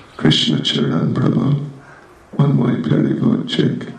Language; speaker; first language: Russian; non-native, learner; English